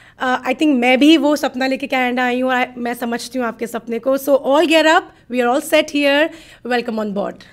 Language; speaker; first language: Hindi; native; Hindi